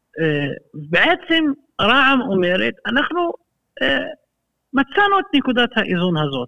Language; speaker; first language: Hebrew; non-native, local second language; Arabic